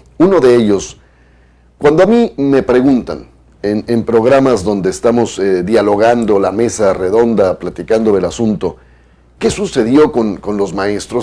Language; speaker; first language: Spanish; native; Spanish